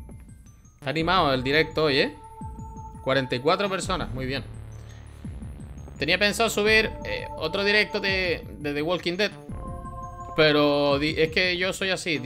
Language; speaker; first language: Spanish; native; Spanish